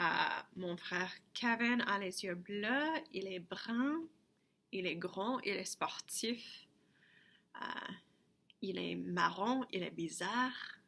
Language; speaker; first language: French; non-native, fluent; English